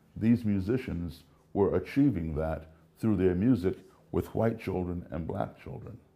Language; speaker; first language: English; native; English